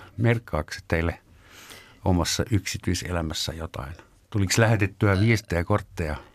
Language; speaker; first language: Finnish; non-native, fluent; German